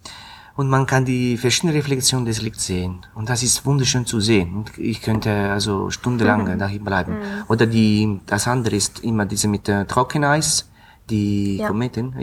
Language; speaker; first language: German; non-native, fluent; Italian